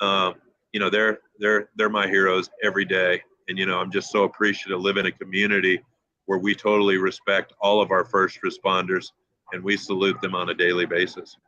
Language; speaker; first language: English; native; English